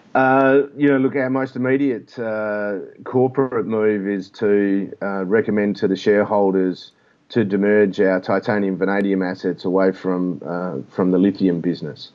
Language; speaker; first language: English; native; English